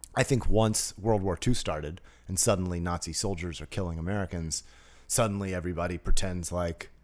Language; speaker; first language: English; native; English